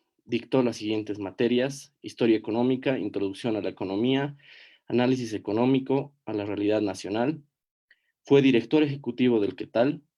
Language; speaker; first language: Spanish; native; Spanish